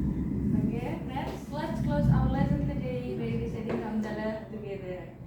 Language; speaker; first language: English; non-native, learner; Indonesian